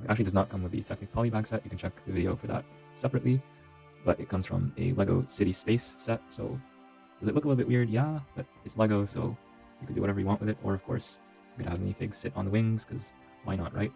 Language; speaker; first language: English; native; English